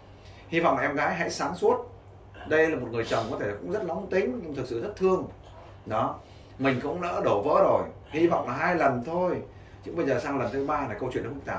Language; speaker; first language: Vietnamese; native; Vietnamese